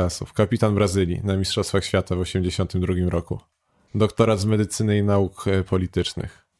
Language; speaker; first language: Polish; native; Polish